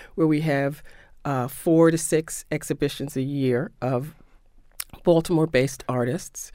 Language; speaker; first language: English; native; English